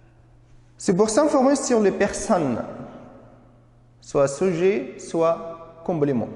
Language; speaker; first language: French; non-native, fluent; Arabic